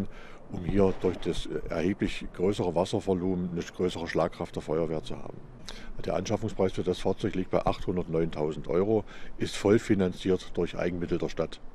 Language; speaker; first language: German; native; German